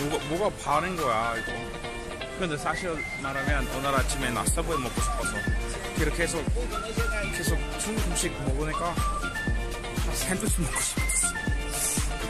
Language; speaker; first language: Korean; non-native, fluent; English